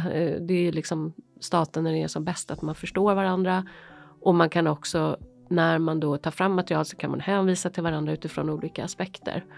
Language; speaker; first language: Swedish; native; Swedish